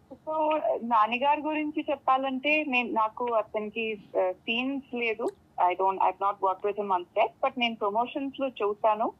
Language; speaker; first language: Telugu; non-native, fluent; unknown